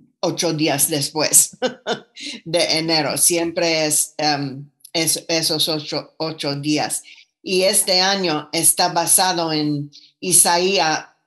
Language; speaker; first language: Spanish; non-native, fluent; English